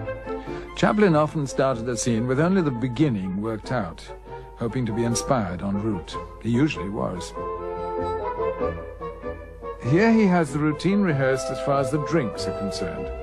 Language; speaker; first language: English; native; English